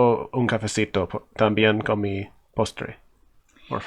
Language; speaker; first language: Spanish; non-native, learner; English